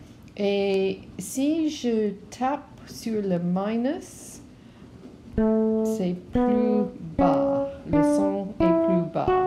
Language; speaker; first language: French; non-native, learner; English